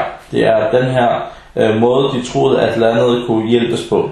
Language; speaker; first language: Danish; early bilingual, other home language; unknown